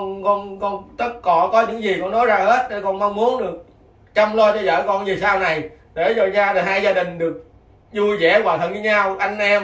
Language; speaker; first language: Vietnamese; native; Vietnamese